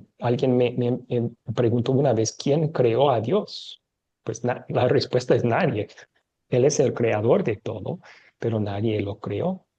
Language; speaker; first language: Spanish; non-native, fluent; English